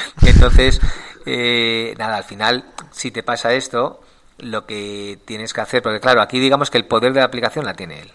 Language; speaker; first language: Spanish; native; Spanish